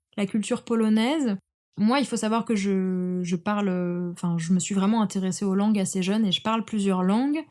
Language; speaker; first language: French; native; French